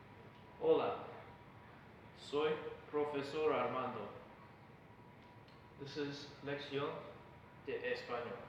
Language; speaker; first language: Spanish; non-native, learner; English